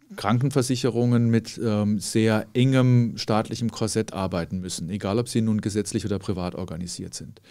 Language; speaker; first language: German; native; German